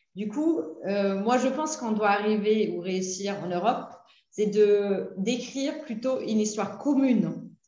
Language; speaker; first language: French; non-native, fluent; German